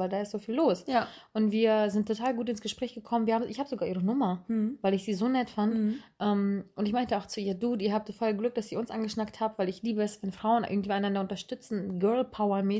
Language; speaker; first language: German; native; German